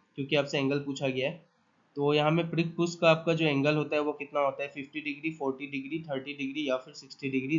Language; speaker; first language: Hindi; non-native, local second language; Assamese